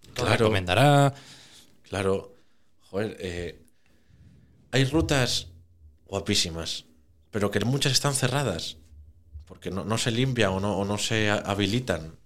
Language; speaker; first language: Spanish; native; Spanish